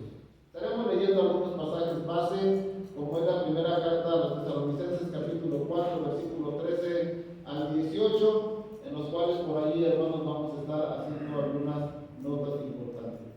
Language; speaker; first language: Spanish; native; Spanish